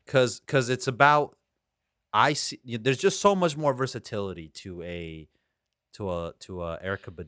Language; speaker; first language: English; native; English